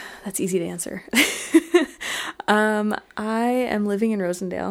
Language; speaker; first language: English; native; English